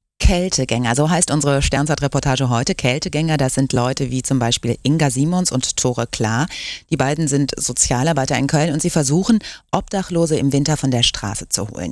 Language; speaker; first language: German; native; German